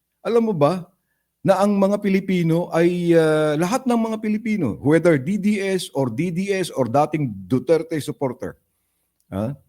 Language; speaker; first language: Filipino; native; Filipino